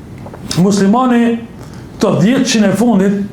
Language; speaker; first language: Albanian; native; Albanian